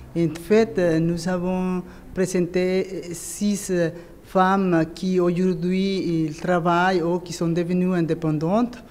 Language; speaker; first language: French; non-native, fluent; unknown